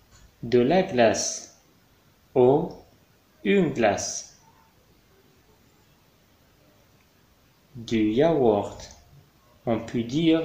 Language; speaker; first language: French; non-native, fluent; Arabic